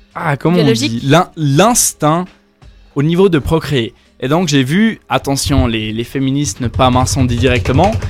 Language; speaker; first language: French; native; French